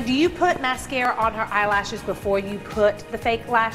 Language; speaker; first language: English; native; English